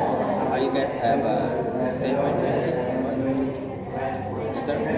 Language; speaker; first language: English; non-native, learner; Indonesian